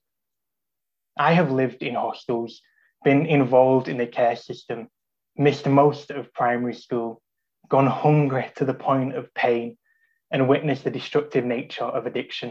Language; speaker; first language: English; native; English